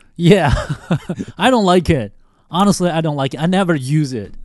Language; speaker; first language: English; non-native, fluent; Chinese